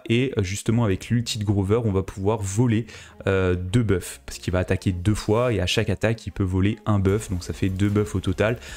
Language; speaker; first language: French; native; French